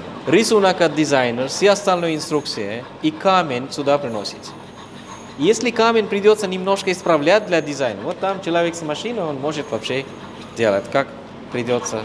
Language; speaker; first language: Russian; non-native, fluent; Sinhala